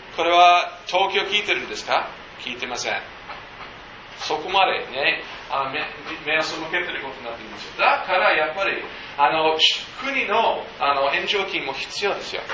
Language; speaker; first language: Japanese; non-native, fluent; English